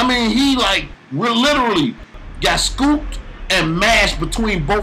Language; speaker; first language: English; native; English